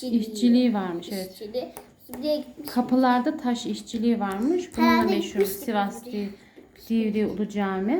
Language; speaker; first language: Turkish; native; Turkish